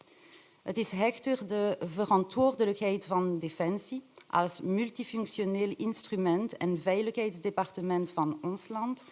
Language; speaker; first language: Dutch; non-native, local second language; French